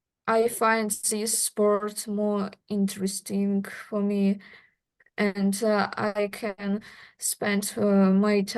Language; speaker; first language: English; non-native, learner; Russian